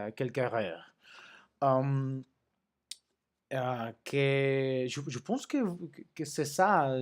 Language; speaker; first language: French; non-native, learner; Spanish